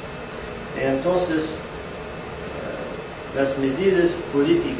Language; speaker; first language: Spanish; non-native, fluent; English